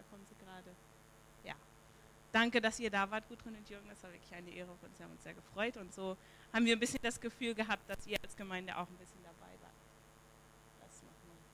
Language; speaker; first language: German; native; German